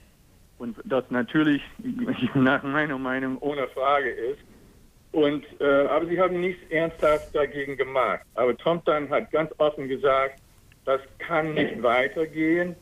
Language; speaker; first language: German; non-native, fluent; English